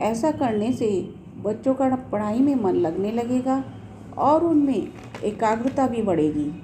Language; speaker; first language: Hindi; native; Hindi